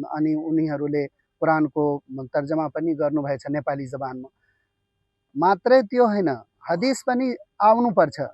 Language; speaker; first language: Nepali; non-native, local second language; Urdu